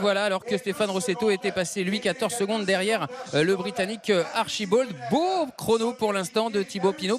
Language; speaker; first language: French; native; French